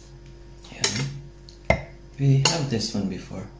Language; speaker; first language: English; non-native, learner; Filipino